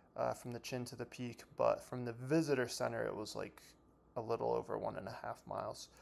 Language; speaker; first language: English; native; English